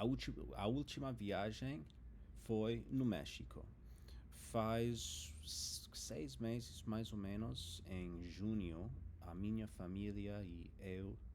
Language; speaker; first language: Portuguese; non-native, fluent; English